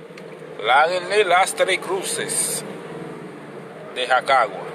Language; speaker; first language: Spanish; non-native, learner; Haitian Creole